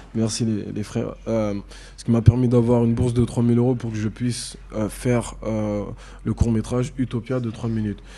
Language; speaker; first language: French; native; French